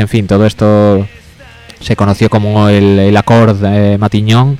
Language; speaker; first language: Spanish; native; Spanish